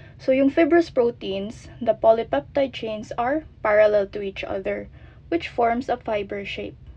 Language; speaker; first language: English; non-native, local second language; Filipino